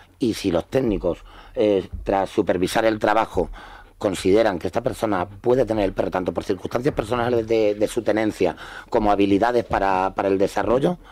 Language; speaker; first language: Spanish; native; Spanish